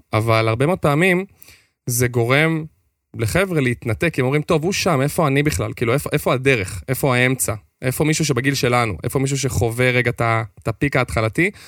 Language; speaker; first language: Hebrew; native; Hebrew